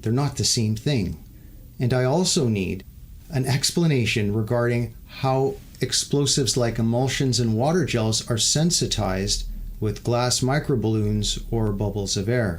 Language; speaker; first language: English; native; English